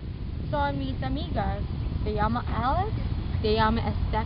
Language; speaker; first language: Spanish; non-native, learner; English